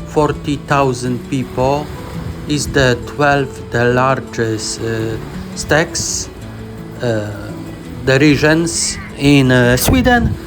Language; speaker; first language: English; non-native, learner; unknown